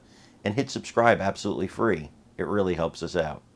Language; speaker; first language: English; native; English